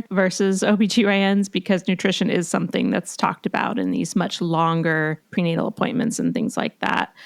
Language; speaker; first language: English; native; English